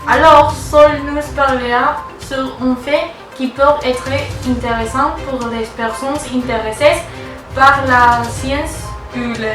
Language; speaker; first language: French; non-native, learner; Spanish